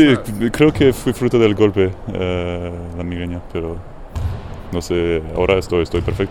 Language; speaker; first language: Spanish; non-native, fluent; French